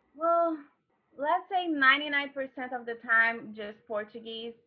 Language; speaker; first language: English; non-native, fluent; Portuguese